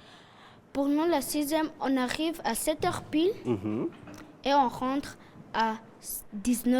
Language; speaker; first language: French; non-native, local second language; Kinyarwanda